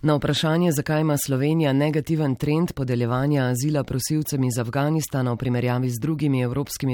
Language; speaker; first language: Slovenian; native; Slovenian